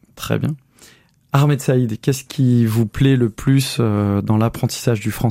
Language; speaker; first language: French; native; French